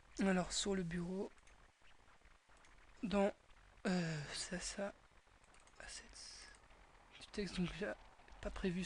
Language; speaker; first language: French; native; French